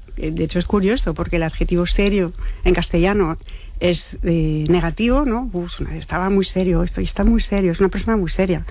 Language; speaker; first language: Spanish; non-native, fluent; French